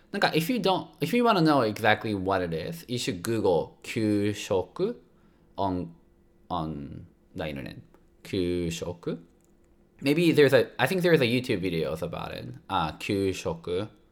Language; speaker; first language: English; non-native, fluent; Japanese